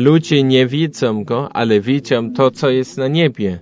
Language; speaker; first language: Polish; non-native, learner; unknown